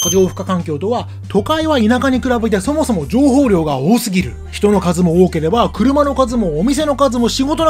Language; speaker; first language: Japanese; native; Japanese